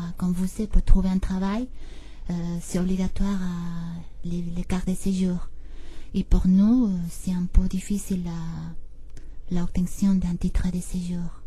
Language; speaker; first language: French; non-native, fluent; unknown